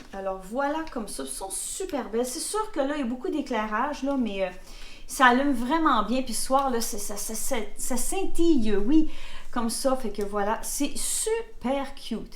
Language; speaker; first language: French; native; French